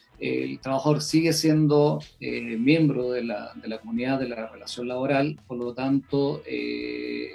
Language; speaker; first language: Spanish; native; Spanish